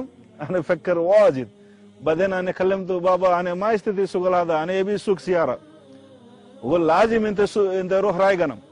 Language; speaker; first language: Arabic; non-native, learner; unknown